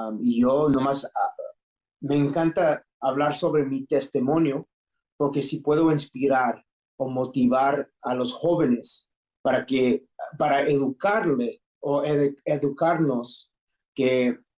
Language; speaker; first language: Spanish; early bilingual, heritage; English